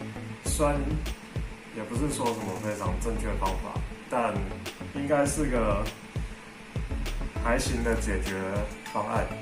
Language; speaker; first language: Chinese; native; Chinese